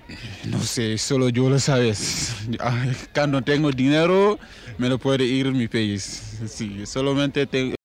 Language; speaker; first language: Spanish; non-native, learner; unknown